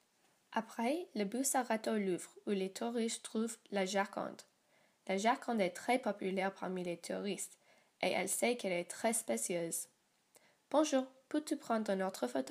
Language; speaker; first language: French; non-native, learner; English